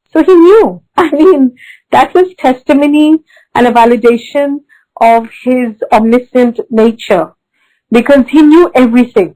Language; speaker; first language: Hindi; early bilingual, heritage; Hindi